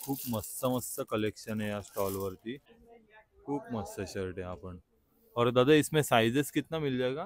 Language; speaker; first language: Hindi; non-native, local second language; Marathi